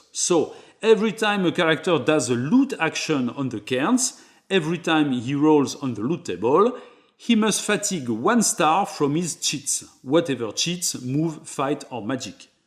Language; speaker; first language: English; non-native, fluent; French